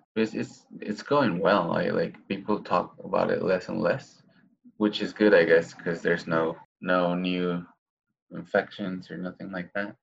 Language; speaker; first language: English; non-native, fluent; Spanish